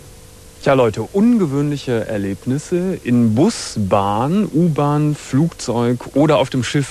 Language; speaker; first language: German; native; German